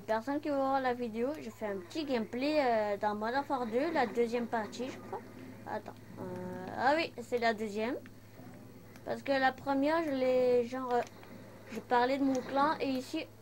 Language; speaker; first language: French; non-native, local second language; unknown